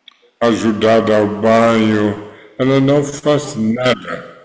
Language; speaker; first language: Portuguese; non-native, fluent; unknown